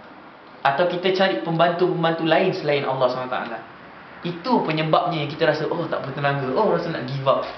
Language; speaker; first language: Malay; native; Malay